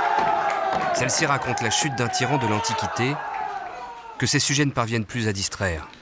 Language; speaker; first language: French; native; French